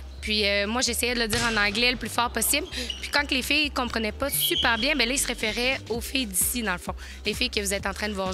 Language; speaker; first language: French; native; French